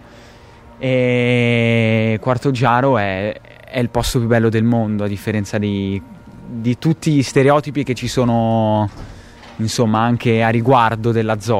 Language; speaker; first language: Italian; native; Italian